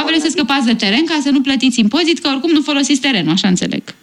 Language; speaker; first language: Romanian; native; Romanian